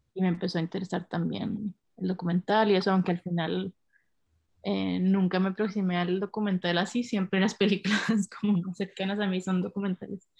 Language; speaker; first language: Spanish; native; Spanish